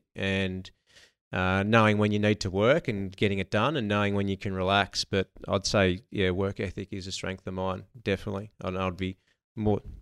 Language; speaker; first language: English; native; English